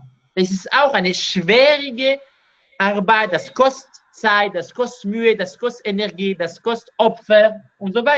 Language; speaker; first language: German; non-native, learner; Hebrew